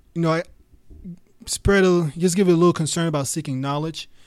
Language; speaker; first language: English; native; English